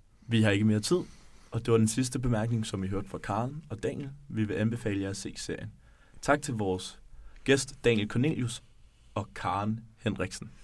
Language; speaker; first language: Danish; native; Danish